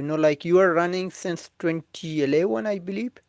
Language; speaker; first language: English; non-native, fluent; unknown